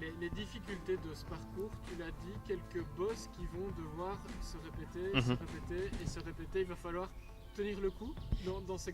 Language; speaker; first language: French; native; French